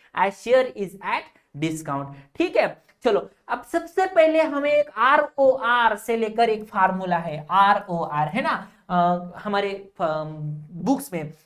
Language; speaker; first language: Hindi; non-native, local second language; Marathi